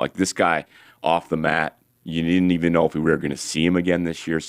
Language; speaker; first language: English; native; English